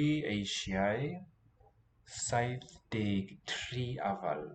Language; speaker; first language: Welsh; non-native, learner; English